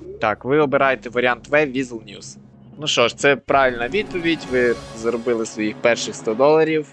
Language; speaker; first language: Ukrainian; native; Ukrainian